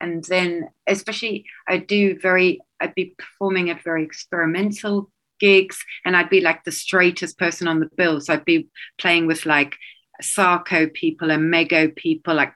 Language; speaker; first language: English; native; English